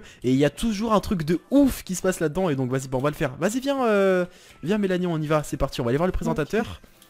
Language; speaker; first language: French; native; French